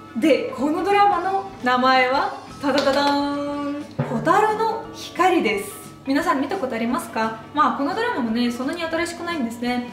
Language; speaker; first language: Japanese; non-native, fluent; Russian